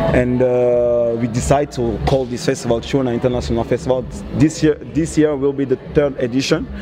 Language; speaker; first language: English; non-native, learner; Portuguese